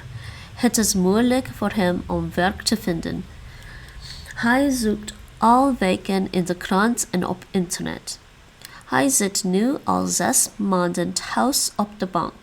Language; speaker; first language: Dutch; non-native, learner; English